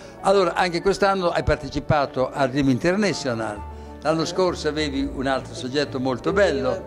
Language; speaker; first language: Italian; native; Italian